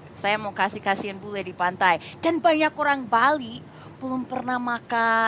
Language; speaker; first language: Malay; non-native, fluent; English